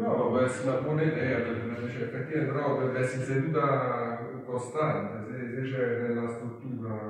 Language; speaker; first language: Italian; native; Italian